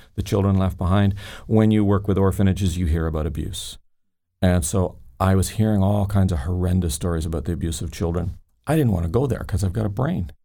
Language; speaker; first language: English; native; English